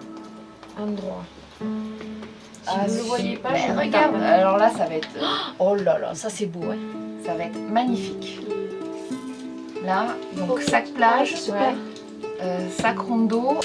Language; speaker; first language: French; native; French